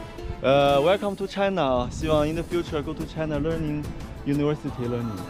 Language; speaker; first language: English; non-native, learner; Chinese